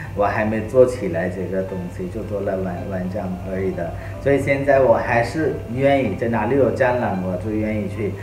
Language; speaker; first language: Chinese; non-native, fluent; Hindi